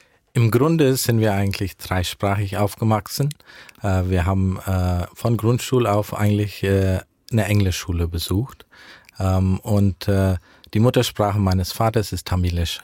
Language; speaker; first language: German; early bilingual, heritage; German